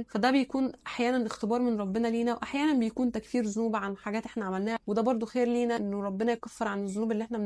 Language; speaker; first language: Arabic; native; Arabic